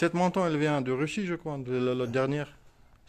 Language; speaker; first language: French; non-native, fluent; Russian